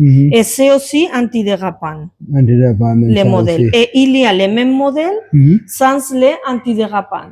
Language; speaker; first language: French; non-native, learner; Spanish